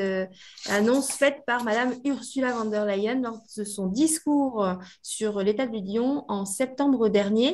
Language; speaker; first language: French; native; French